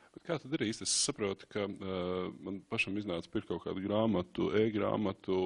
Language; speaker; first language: Latvian; native; Latvian